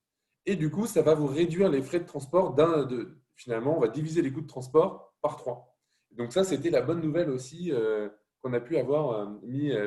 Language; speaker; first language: French; native; French